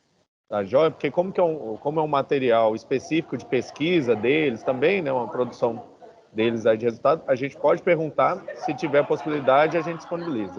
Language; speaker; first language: Portuguese; native; Portuguese